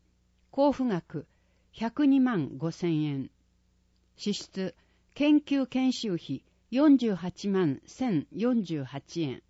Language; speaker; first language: Japanese; native; Japanese